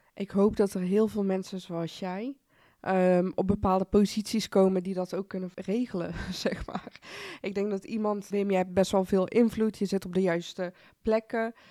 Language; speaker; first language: Dutch; early bilingual, other home language; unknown